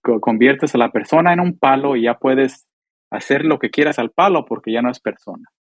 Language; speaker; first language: Spanish; early bilingual, heritage; Spanish